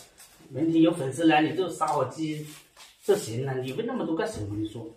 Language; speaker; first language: Chinese; native; Chinese